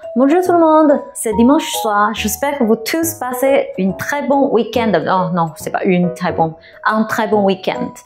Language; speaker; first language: French; non-native, fluent; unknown